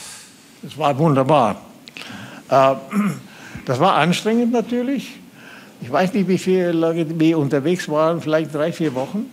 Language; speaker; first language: German; non-native, fluent; Swedish